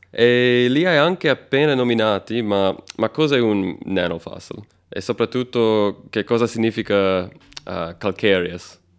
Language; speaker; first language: Italian; non-native, fluent; English